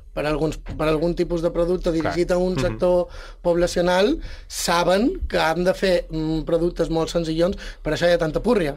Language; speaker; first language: Catalan; native; Catalan